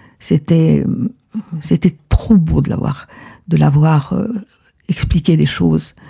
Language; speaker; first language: French; non-native, fluent; Spanish